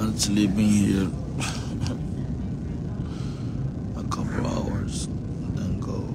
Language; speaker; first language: English; non-native, learner; Spanish